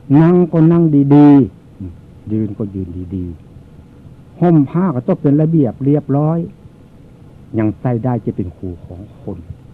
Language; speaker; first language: Thai; native; Thai